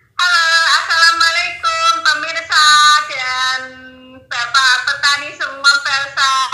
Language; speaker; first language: Indonesian; non-native, local second language; Javanese